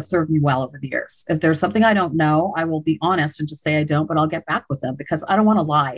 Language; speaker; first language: English; native; English